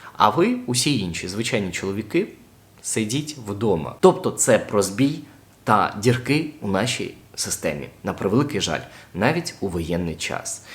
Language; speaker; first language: Ukrainian; non-native, local second language; Russian